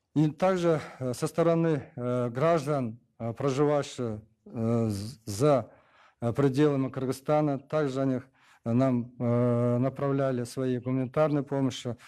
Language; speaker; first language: Russian; non-native, local second language; Kyrgyz